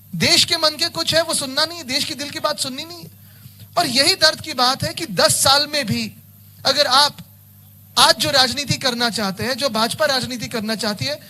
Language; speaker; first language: Hindi; non-native, local second language; Marathi